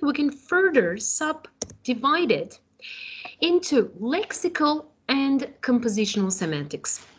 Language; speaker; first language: English; non-native, fluent; Turkish